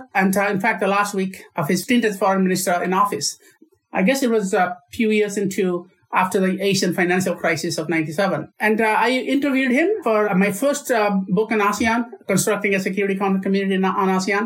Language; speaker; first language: English; non-native, local second language; Odia